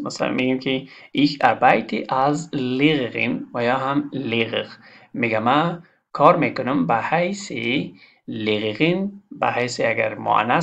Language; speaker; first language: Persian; non-native, local second language; Pashto